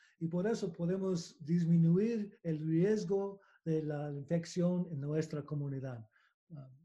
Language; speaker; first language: Spanish; non-native, learner; English